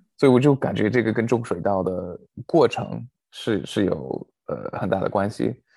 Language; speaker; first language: Chinese; non-native, fluent; English